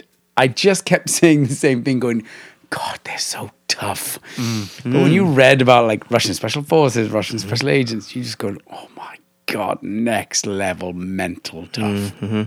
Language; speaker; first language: English; native; English